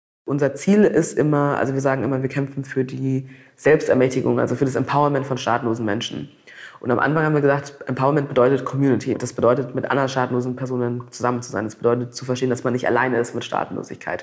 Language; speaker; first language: German; native; German